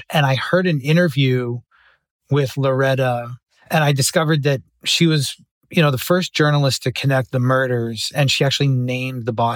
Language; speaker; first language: English; native; English